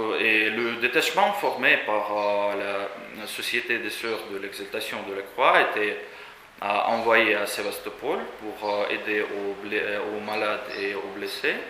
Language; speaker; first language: French; non-native, fluent; Russian